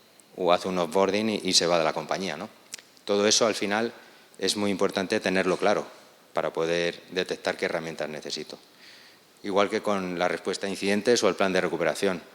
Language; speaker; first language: Spanish; native; Spanish